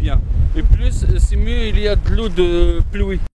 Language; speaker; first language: French; non-native, learner; Arabic